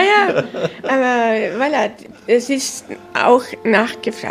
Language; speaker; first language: German; early bilingual, heritage; German